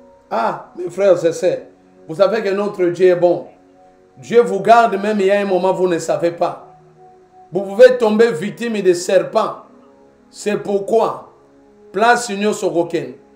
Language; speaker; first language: French; non-native, local second language; Lingala